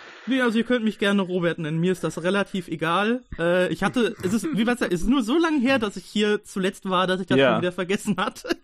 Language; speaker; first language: German; native; German